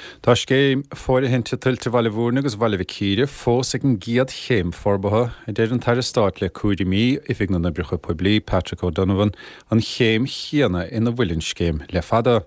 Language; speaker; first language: Irish; native; Irish